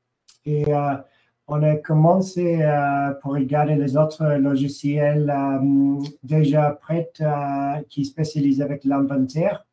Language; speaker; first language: French; non-native, learner; English